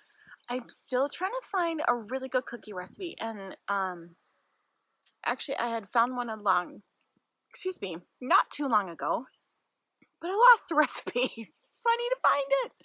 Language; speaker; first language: English; native; English